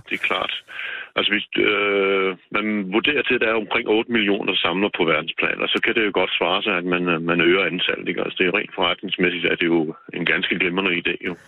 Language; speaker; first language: Danish; native; Danish